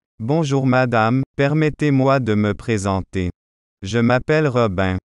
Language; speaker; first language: French; non-native, fluent; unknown